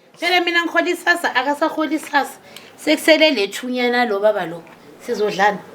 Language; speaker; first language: Zulu; native; Zulu